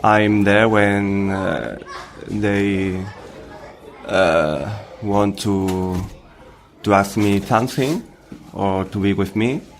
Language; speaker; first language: English; non-native, learner; Spanish